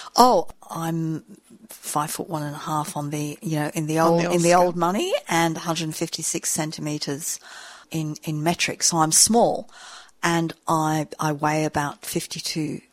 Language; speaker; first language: English; native; English